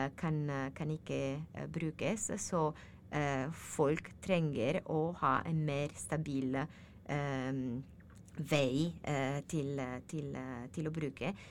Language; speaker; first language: Norwegian; non-native, learner; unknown